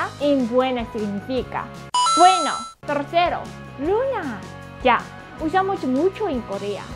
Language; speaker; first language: Spanish; non-native, learner; Korean